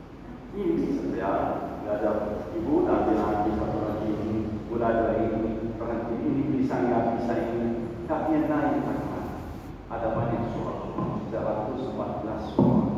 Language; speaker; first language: Indonesian; non-native, learner; Arabic